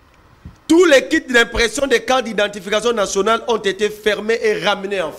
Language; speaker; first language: French; non-native, local second language; Lingala